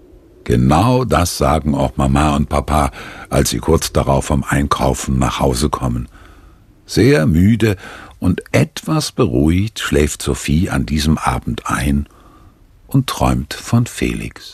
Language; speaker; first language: German; native; German